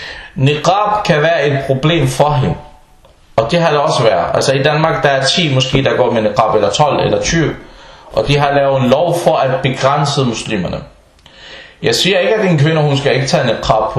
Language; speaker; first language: Danish; non-native, fluent; Arabic